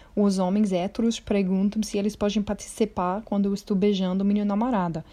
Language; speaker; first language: Portuguese; non-native, fluent; English